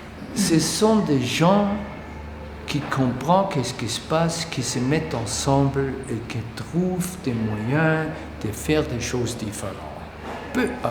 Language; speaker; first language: French; non-native, learner; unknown